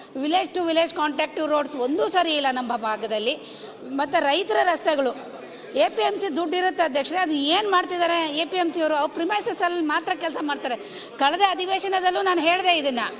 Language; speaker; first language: Kannada; native; Kannada